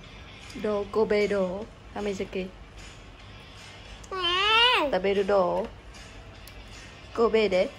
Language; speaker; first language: Japanese; non-native, learner; Vietnamese